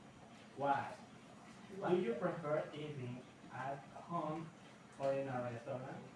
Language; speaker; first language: English; non-native, learner; Spanish